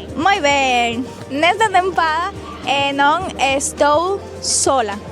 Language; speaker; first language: Galician; non-native, learner; Spanish